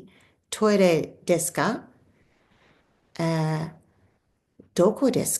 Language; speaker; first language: Japanese; non-native, fluent; English